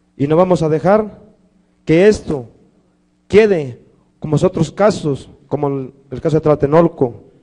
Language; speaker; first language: Spanish; native; Spanish